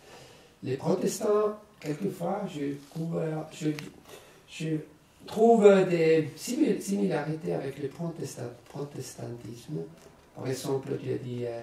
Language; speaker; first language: French; non-native, learner; German